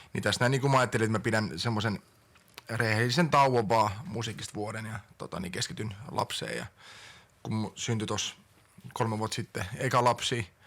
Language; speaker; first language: Finnish; early bilingual, other home language; Estonian